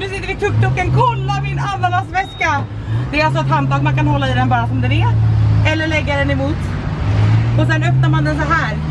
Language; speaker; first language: Swedish; native; Swedish